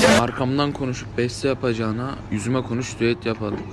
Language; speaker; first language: Turkish; native; Turkish